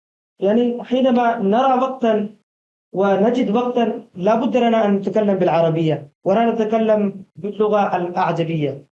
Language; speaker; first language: Arabic; non-native, fluent; Urdu